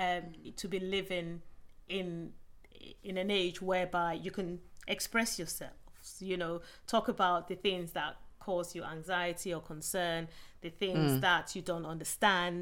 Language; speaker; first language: English; non-native, local second language; Yoruba